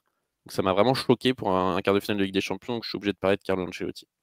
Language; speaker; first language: French; native; French